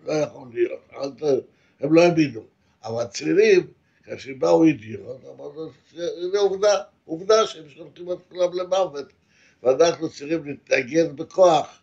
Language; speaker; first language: Hebrew; non-native, fluent; Polish